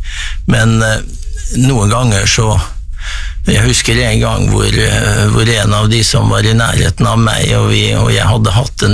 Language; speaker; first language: Norwegian; native; Norwegian